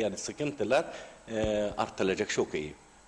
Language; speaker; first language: Turkish; non-native, learner; Arabic